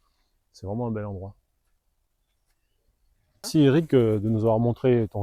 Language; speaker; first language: French; native; French